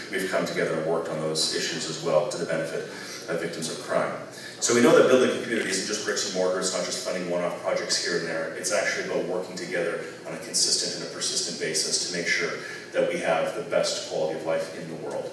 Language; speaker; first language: English; native; English